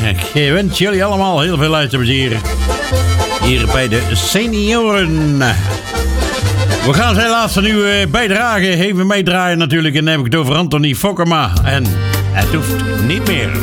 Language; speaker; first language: Dutch; native; Dutch